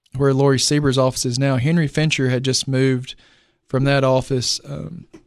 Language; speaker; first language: English; native; English